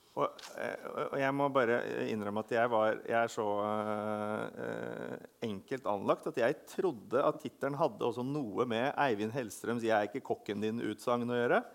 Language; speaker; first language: Norwegian; native; Norwegian